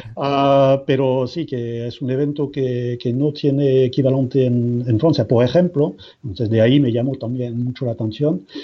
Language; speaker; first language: Spanish; non-native, fluent; French